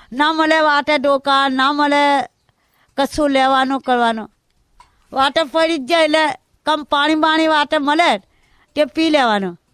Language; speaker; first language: Gujarati; non-native, local second language; Bhili